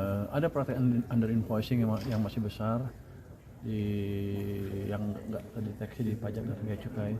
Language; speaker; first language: Indonesian; native; Indonesian